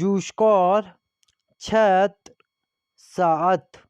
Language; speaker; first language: Persian; non-native, fluent; Urdu